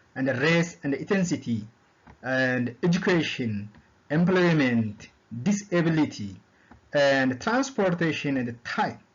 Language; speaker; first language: English; non-native, local second language; Amharic